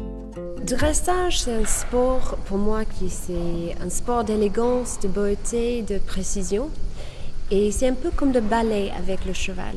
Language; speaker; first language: French; non-native, fluent; English